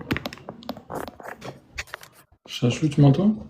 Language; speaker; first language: French; native; French